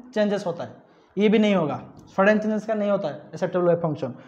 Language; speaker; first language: Hindi; non-native, local second language; Odia